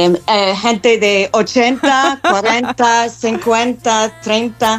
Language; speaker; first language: Spanish; non-native, fluent; English